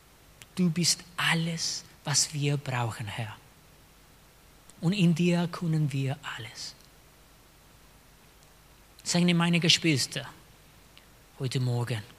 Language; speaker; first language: German; non-native, fluent; Spanish